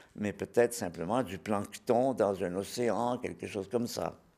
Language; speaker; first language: French; native; French